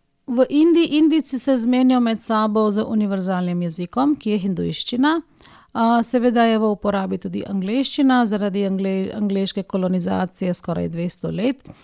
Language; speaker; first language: Slovenian; non-native, fluent; Hindi